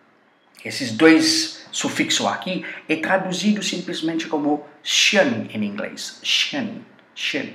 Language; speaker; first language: Portuguese; non-native, fluent; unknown